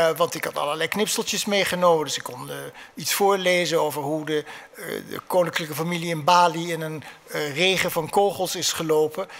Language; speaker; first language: Dutch; native; Dutch